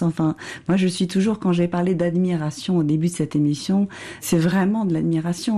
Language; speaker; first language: French; native; French